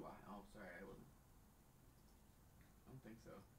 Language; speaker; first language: English; native; English